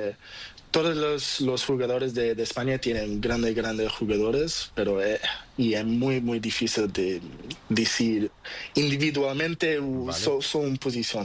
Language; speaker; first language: Spanish; non-native, learner; Portuguese